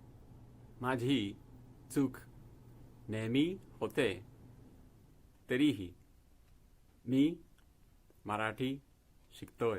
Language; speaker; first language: Marathi; non-native, learner; Spanish